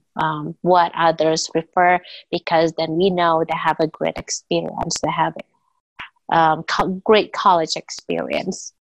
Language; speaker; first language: English; non-native, fluent; Indonesian